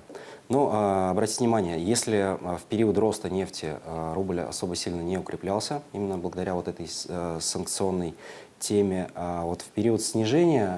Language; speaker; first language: Russian; native; Russian